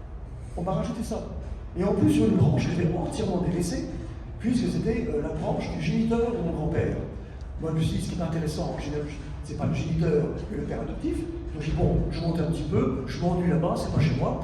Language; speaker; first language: French; native; French